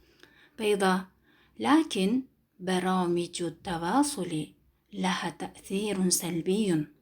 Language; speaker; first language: Arabic; non-native, learner; Kyrgyz